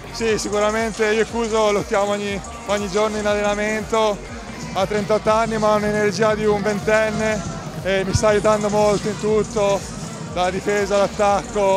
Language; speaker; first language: Italian; native; Italian